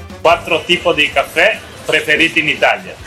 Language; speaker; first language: Spanish; non-native, fluent; Italian